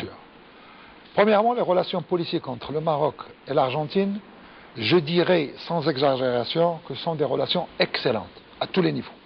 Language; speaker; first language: French; non-native, local second language; Arabic